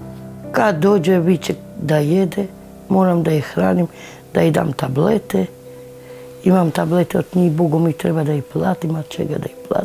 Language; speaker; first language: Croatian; non-native, local second language; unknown